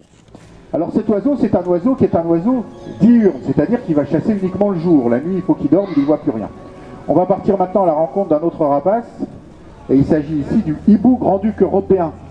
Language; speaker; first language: French; native; French